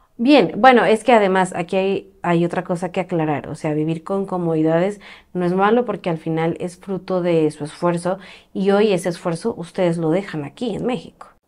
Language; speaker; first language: Spanish; native; Spanish